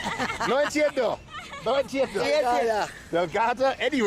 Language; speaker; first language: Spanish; non-native, learner; English